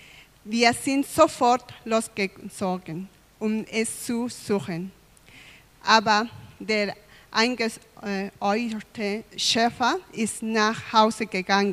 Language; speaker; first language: German; non-native, fluent; Spanish